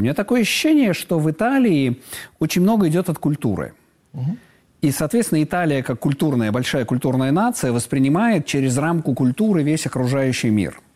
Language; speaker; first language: Russian; native; Russian